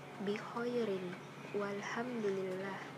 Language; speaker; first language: Arabic; non-native, learner; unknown